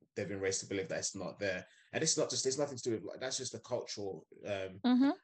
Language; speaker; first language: English; non-native, local second language; Yoruba